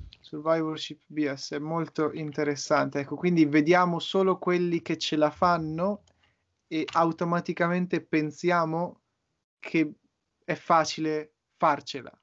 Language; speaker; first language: Italian; native; Italian